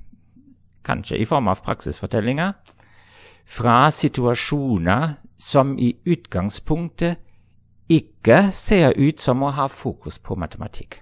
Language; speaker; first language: Norwegian; non-native, fluent; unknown